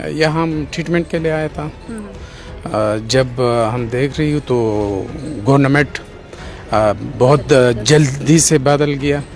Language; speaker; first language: Hindi; non-native, local second language; Persian